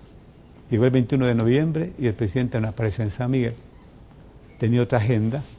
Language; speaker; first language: Spanish; native; Spanish